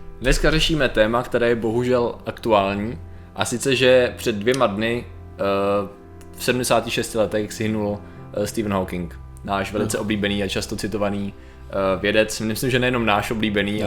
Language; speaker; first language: Czech; native; Czech